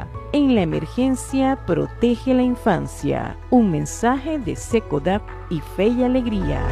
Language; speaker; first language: Spanish; native; Spanish